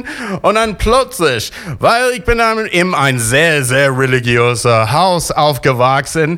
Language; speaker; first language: German; non-native, learner; English